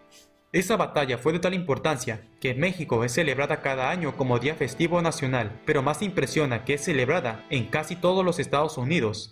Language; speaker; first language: Spanish; native; Spanish